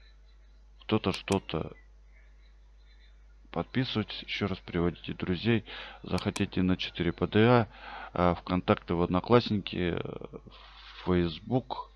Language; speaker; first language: Russian; native; Russian